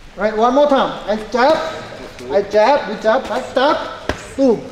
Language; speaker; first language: English; non-native, learner; Thai